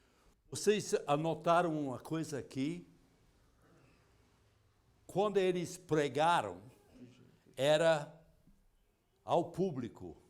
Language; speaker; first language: Portuguese; non-native, fluent; English